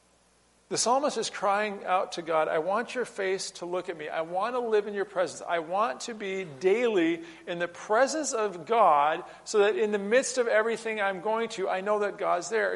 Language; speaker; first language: English; native; English